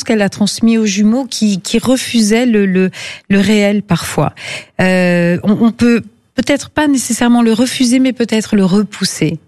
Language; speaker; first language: French; native; French